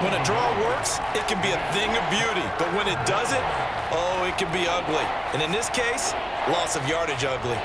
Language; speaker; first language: English; native; English